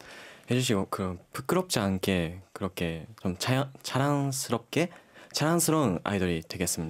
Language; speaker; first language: Korean; non-native, fluent; Japanese